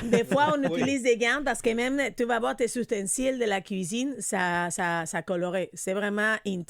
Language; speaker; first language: French; non-native, fluent; Spanish